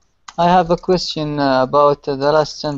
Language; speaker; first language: English; non-native, learner; Arabic